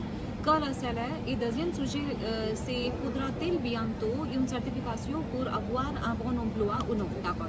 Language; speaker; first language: French; non-native, learner; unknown